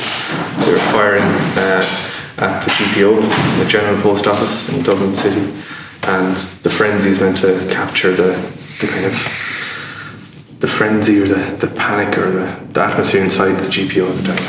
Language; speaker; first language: English; non-native, local second language; Irish